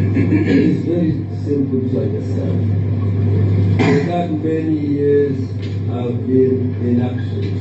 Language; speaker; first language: English; non-native, local second language; Fula